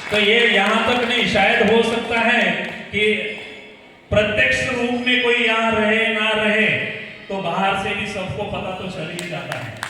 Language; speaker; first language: Hindi; non-native, local second language; Gujarati